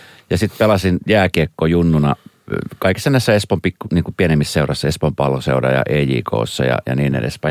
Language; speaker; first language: Finnish; native; Finnish